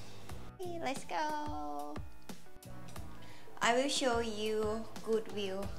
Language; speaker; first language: English; non-native, learner; Thai